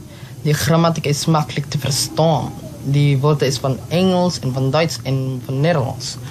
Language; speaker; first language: Dutch; non-native, learner; Filipino